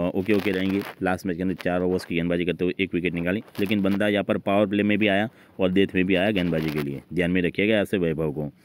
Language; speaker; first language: Hindi; native; Hindi